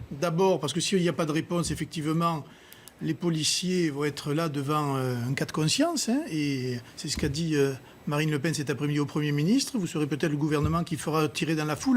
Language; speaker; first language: French; native; French